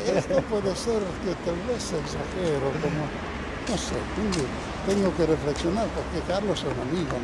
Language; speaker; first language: Spanish; non-native, fluent; Italian